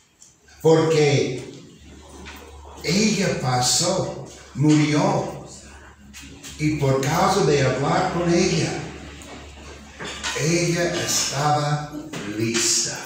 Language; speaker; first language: Spanish; non-native, fluent; English